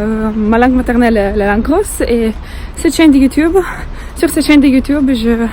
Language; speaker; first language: French; non-native, learner; Russian